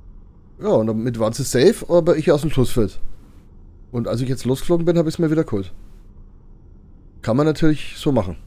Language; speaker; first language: German; native; German